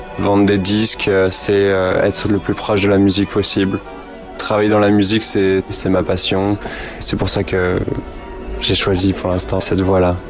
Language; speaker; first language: French; native; French